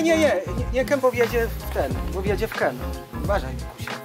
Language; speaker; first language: Polish; native; Polish